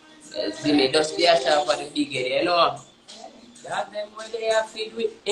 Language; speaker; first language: English; native; English